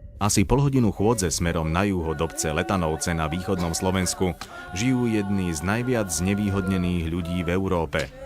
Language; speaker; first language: Slovak; native; Slovak